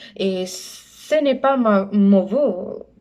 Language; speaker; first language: French; non-native, learner; Spanish